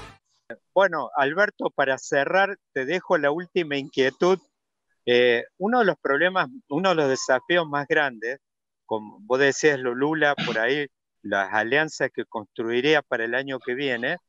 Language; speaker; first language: Spanish; native; Spanish